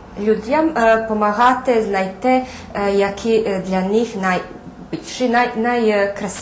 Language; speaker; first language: Ukrainian; non-native, local second language; Serbian